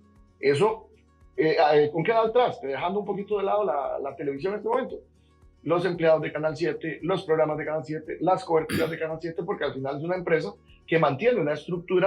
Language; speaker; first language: Spanish; native; Spanish